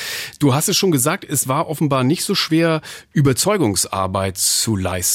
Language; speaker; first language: German; native; German